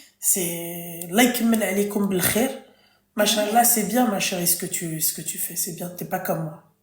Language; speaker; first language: French; early bilingual, other home language; Arabic